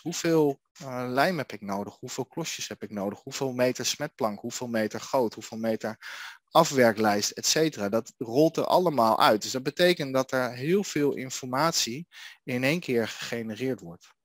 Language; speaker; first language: Dutch; native; Dutch